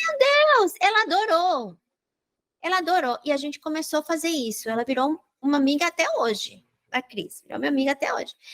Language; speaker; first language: Portuguese; non-native, fluent; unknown